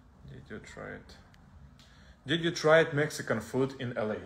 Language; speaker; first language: English; non-native, learner; Kazakh